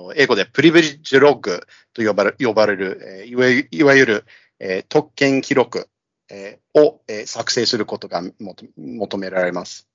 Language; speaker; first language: Japanese; non-native, fluent; English